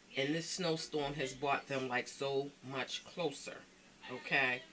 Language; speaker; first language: English; native; English